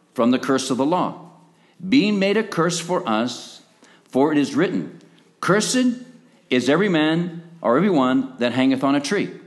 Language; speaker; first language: English; native; English